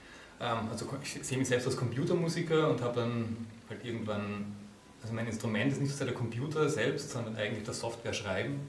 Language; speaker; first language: German; native; German